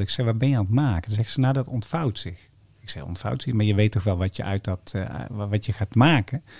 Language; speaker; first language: Dutch; native; Dutch